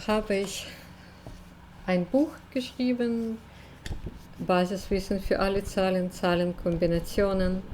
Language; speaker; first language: German; non-native, fluent; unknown